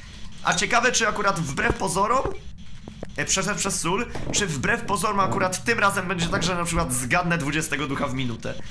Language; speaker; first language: Polish; native; Polish